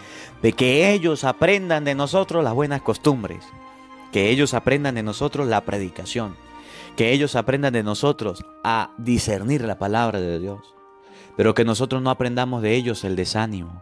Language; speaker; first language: Spanish; native; Spanish